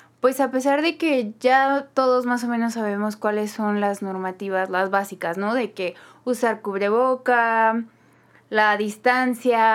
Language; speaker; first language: Spanish; native; Spanish